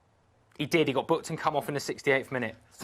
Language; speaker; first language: English; native; English